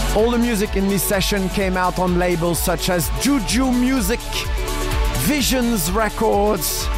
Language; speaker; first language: English; non-native, fluent; French